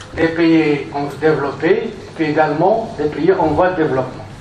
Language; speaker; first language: French; non-native, local second language; Arabic